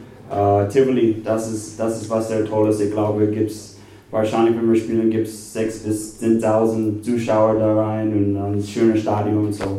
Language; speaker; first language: German; non-native, fluent; English